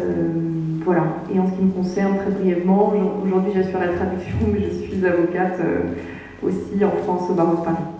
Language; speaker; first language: French; native; French